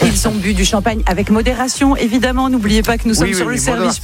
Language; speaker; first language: French; native; French